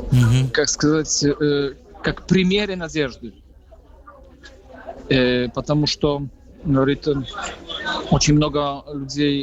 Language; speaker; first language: Russian; non-native, fluent; Polish